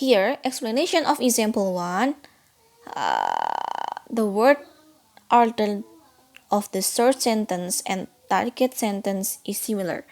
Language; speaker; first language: English; non-native, learner; Indonesian